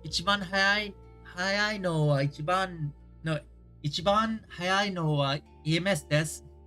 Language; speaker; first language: Japanese; non-native, learner; English